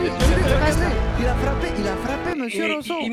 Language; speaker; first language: French; native; French